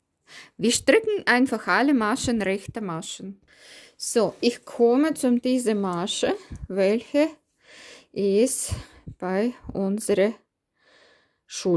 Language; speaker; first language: German; non-native, fluent; Russian